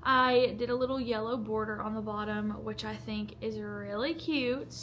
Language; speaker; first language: English; native; English